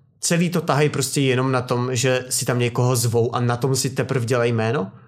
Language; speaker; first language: Czech; native; Czech